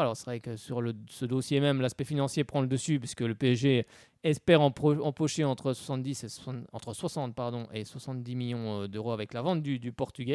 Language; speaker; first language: French; native; French